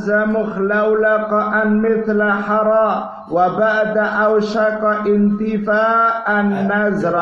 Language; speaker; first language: Arabic; non-native, fluent; Indonesian